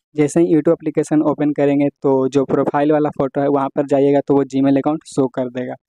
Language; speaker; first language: Hindi; native; Hindi